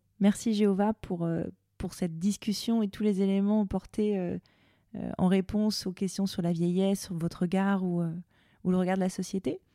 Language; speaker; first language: French; native; French